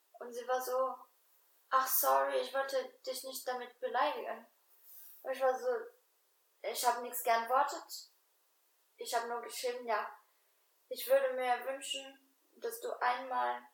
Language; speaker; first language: German; non-native, fluent; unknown